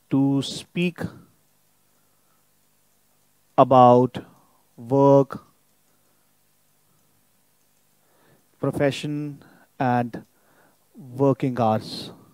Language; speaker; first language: English; non-native, local second language; Hindi